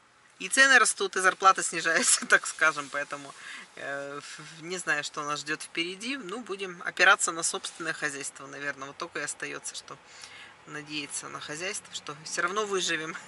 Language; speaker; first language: Russian; native; Russian